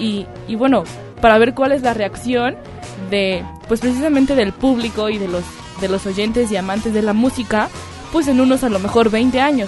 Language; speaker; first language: Spanish; native; Spanish